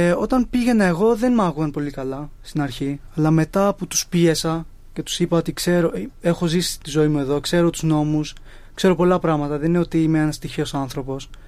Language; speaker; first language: Greek; early bilingual, other home language; Punjabi